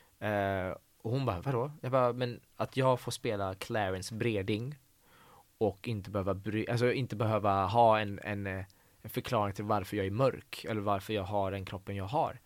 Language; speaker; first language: Swedish; early bilingual, other home language; Persian